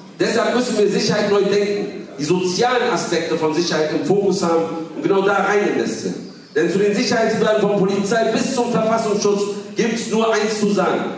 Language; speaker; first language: German; early bilingual, other home language; Kurdish